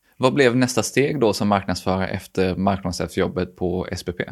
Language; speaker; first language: Swedish; native; Swedish